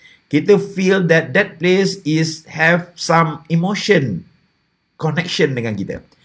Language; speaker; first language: English; non-native, local second language; Malay